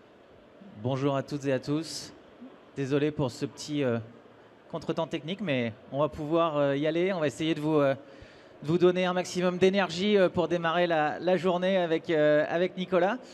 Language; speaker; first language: French; native; French